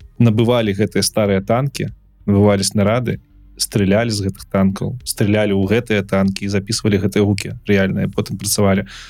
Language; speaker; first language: Belarusian; non-native, local second language; Russian